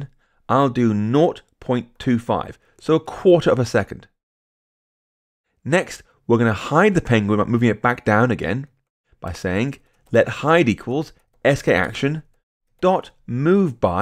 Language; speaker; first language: English; native; English